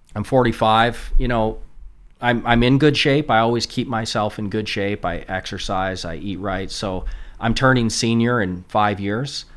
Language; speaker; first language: English; native; English